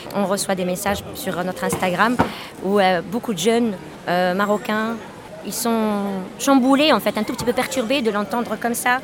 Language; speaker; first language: French; non-native, local second language; Arabic